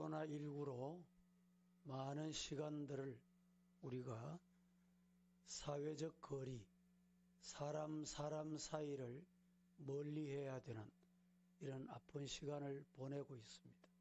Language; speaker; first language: Korean; native; Korean